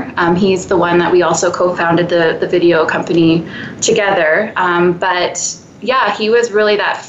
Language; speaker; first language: English; native; English